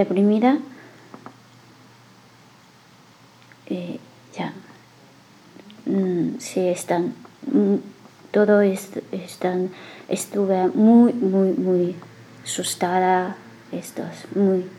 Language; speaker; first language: Spanish; non-native, learner; Chinese